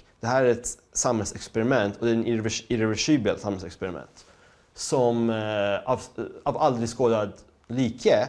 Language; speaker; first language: Swedish; early bilingual, other home language; Persian